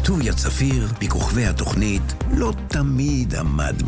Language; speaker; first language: Hebrew; native; Hebrew